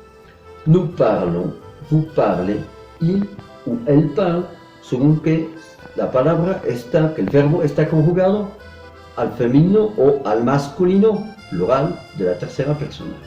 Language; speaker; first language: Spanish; non-native, fluent; French